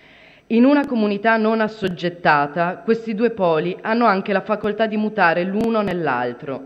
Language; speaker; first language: Italian; native; Italian